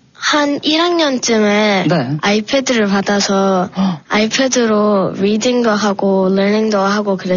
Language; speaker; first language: Korean; early bilingual, heritage; Korean